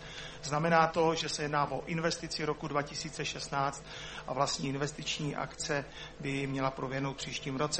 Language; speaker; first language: Czech; native; Czech